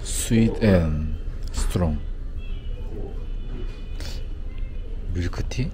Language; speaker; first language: Korean; non-native, learner; English